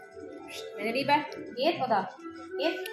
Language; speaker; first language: German; non-native, learner; Filipino